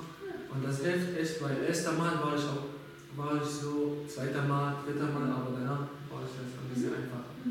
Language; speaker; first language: German; non-native, learner; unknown